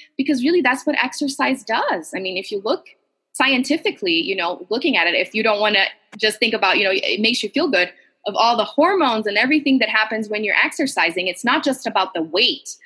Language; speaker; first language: English; non-native, fluent; Portuguese